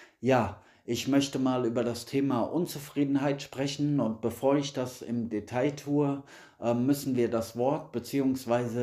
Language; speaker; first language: German; native; German